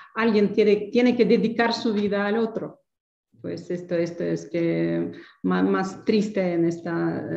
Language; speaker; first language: Spanish; non-native, fluent; Ukrainian